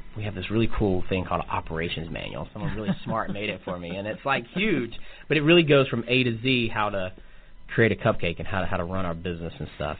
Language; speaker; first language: English; native; English